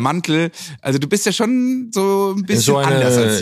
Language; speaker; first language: German; native; German